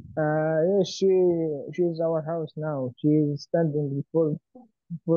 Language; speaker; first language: English; non-native, learner; Arabic